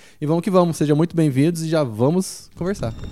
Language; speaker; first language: Portuguese; native; Portuguese